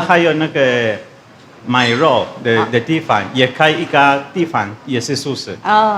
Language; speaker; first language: Chinese; non-native, learner; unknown